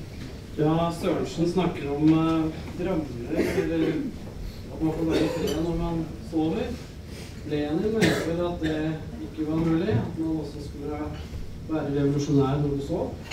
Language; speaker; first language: Norwegian; native; Norwegian